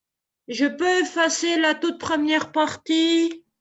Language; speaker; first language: French; non-native, local second language; Arabic